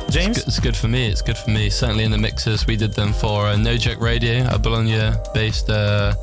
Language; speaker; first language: English; native; English